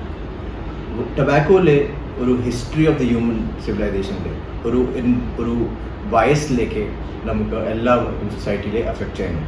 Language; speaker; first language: Malayalam; non-native, learner; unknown